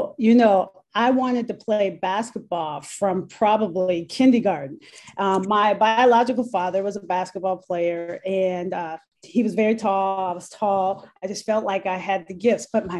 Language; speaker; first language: English; native; English